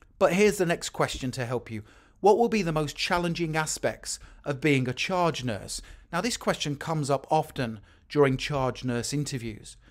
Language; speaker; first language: English; native; English